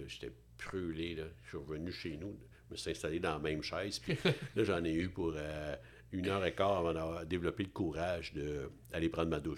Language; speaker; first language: French; native; French